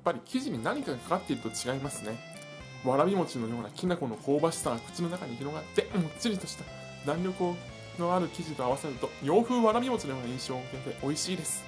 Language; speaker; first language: Japanese; native; Japanese